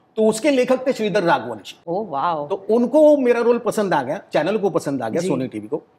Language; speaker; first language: Hindi; non-native, local second language; Marathi